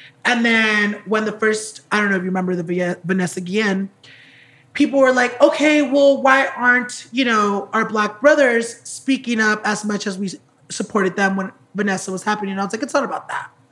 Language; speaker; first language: English; early bilingual, other home language; Spanish